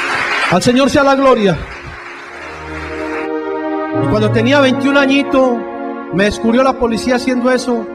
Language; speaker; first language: Spanish; native; Spanish